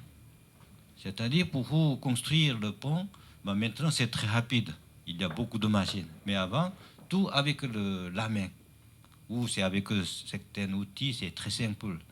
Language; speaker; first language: French; non-native, learner; Chinese